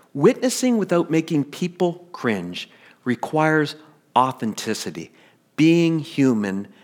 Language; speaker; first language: English; native; English